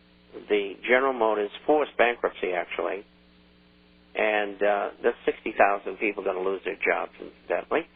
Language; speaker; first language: English; native; English